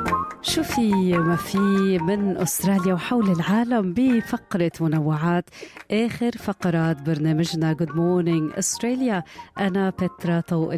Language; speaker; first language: Arabic; native; Arabic